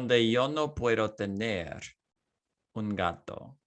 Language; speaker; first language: Spanish; non-native, fluent; English